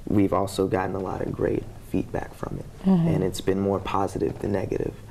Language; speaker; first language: English; native; English